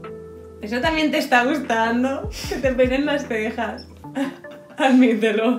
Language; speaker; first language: Spanish; native; Spanish